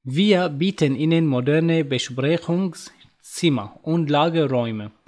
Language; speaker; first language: German; non-native, learner; Arabic